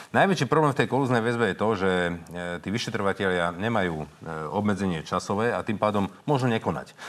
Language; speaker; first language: Slovak; native; Slovak